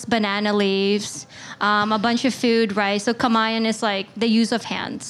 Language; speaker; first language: English; non-native, local second language; Filipino